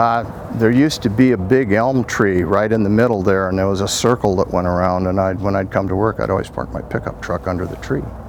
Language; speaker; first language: English; native; English